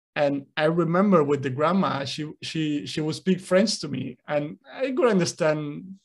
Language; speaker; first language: English; non-native, fluent; Spanish